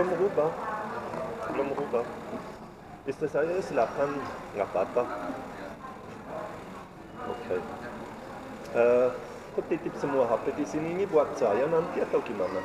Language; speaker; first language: Indonesian; non-native, fluent; German